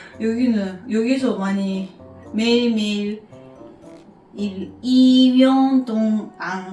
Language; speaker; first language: Korean; non-native, learner; Japanese